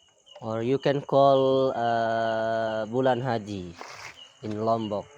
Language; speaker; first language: English; non-native, learner; Indonesian